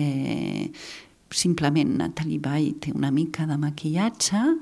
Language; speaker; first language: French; non-native, fluent; Catalan